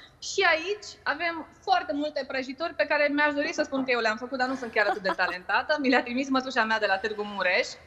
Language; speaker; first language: Romanian; native; Romanian